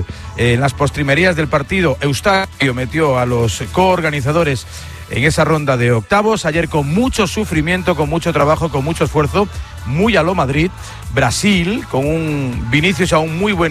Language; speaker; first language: Spanish; native; Spanish